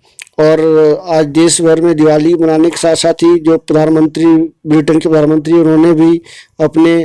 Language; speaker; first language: Hindi; native; Hindi